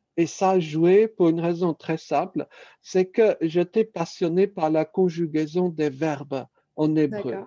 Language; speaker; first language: French; native; French